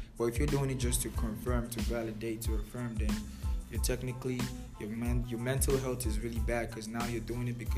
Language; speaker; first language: English; non-native, local second language; Igbo